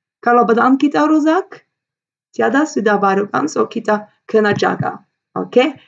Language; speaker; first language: Malay; non-native, fluent; Dutch